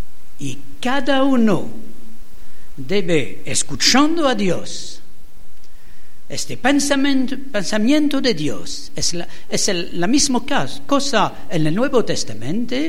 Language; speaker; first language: Spanish; non-native, fluent; French